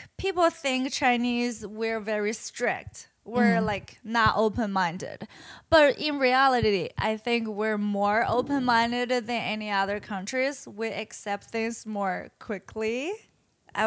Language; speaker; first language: English; non-native, fluent; Chinese